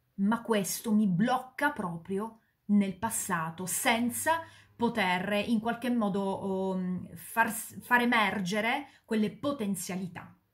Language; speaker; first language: Italian; native; Italian